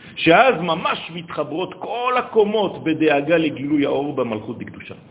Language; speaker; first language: Hebrew; native; Hebrew